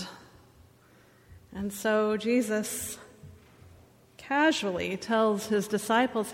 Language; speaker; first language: English; native; English